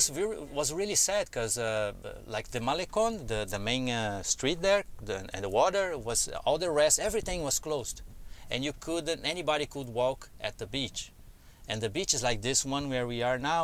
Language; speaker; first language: English; non-native, fluent; Portuguese